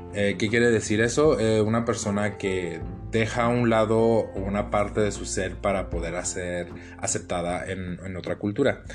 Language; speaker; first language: Spanish; early bilingual, heritage; Spanish